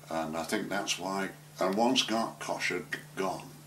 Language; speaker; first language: English; native; English